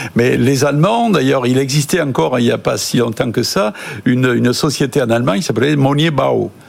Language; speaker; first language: French; native; French